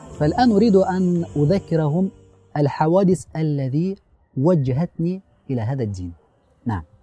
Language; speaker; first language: Arabic; non-native, fluent; Russian